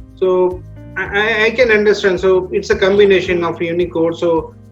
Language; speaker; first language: English; non-native, local second language; Odia